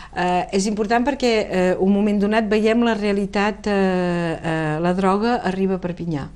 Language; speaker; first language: Catalan; native; Catalan